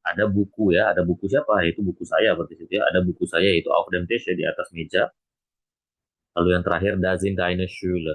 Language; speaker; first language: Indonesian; native; Indonesian